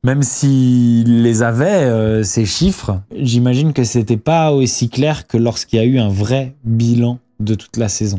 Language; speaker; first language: French; native; French